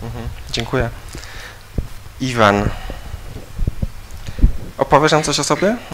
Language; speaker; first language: Polish; native; Polish